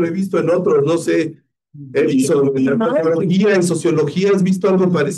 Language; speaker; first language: Spanish; native; Spanish